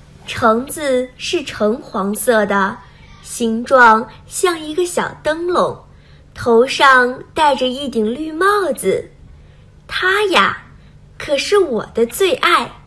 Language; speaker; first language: Chinese; non-native, learner; Vietnamese